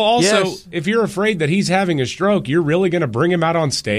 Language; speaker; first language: English; native; English